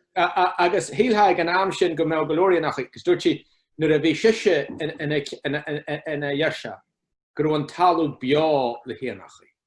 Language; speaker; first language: Irish; non-native, local second language; English